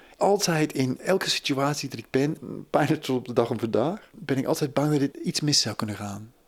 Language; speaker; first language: Dutch; non-native, fluent; English